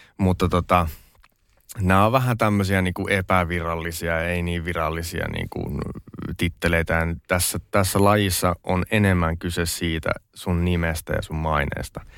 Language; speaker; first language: Finnish; non-native, local second language; Swedish